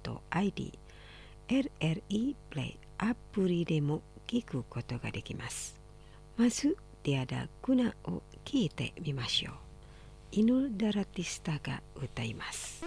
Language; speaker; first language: Japanese; non-native, fluent; Indonesian